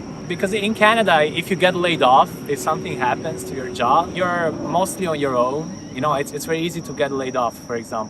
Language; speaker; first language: English; non-native, fluent; Italian